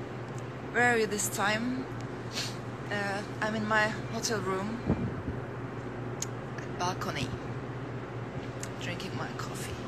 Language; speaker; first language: English; non-native, fluent; Turkish